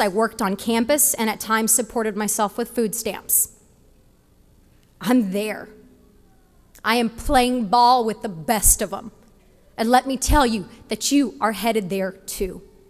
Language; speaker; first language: English; early bilingual, other home language; Spanish